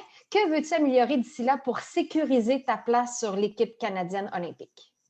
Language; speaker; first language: French; native; French